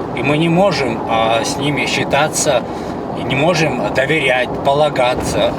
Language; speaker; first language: Russian; non-native, local second language; Latvian